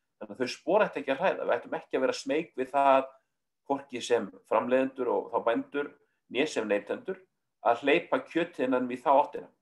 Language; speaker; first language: Icelandic; native; Icelandic